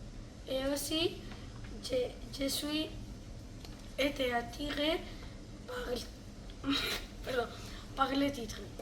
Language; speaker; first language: French; non-native, learner; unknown